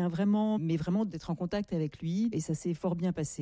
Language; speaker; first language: French; native; French